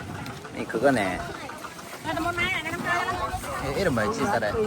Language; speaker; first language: Korean; native; Korean